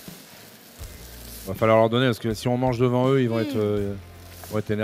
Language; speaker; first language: French; native; French